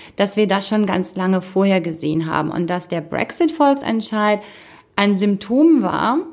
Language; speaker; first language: German; native; German